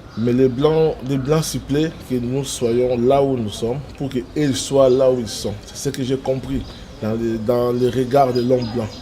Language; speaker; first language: French; non-native, local second language; Lingala